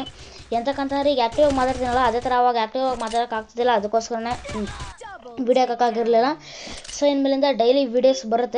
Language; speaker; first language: Kannada; native; Kannada